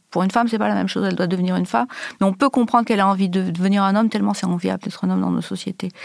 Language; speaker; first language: French; native; French